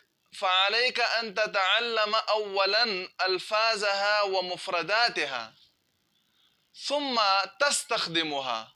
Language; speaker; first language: Arabic; non-native, fluent; Urdu